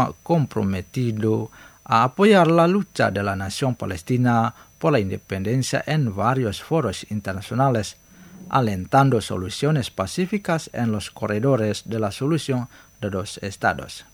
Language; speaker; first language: Spanish; non-native, fluent; Indonesian